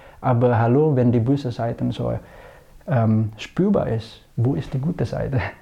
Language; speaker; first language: German; non-native, fluent; Indonesian